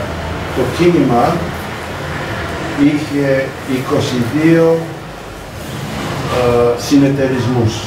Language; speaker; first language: Greek; early bilingual, heritage; Greek